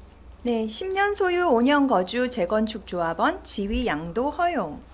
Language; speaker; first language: Korean; native; Korean